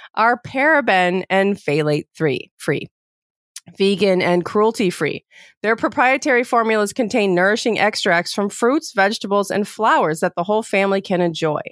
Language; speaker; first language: English; native; English